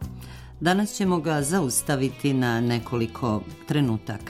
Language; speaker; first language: Croatian; native; Croatian